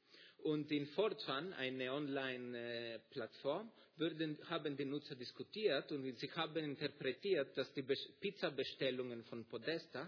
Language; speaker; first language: German; non-native, fluent; Greek